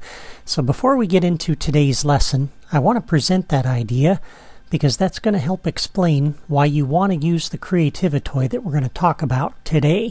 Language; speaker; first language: English; native; English